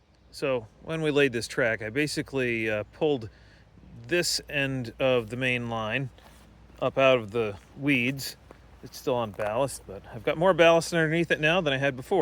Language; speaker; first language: English; native; English